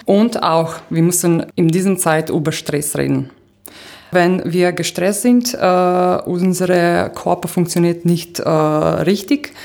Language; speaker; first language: German; non-native, fluent; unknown